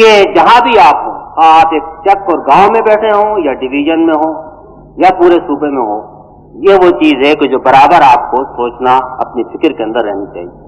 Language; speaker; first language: Urdu; native; Urdu